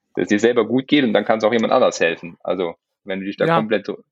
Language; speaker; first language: German; non-native, local second language; Luxembourgish